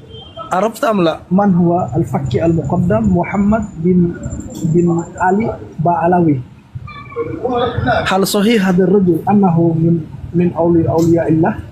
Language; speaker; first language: Arabic; non-native, learner; Indonesian